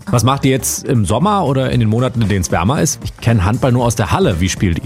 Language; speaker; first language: German; native; German